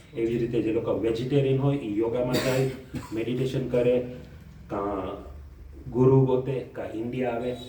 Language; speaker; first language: Gujarati; early bilingual, heritage; Gujarati